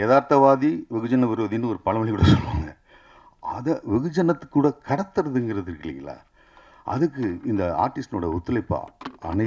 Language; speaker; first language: Tamil; native; Tamil